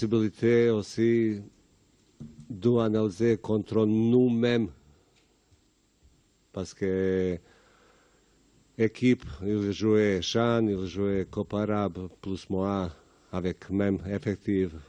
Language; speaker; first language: French; non-native, learner; Bosnian